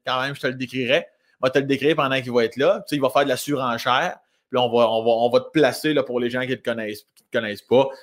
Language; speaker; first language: French; native; French